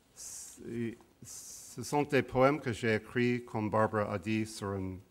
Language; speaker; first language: French; non-native, fluent; English